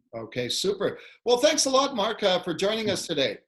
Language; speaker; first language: English; native; English